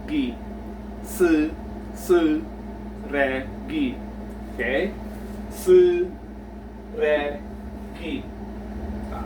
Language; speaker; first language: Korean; non-native, learner; Filipino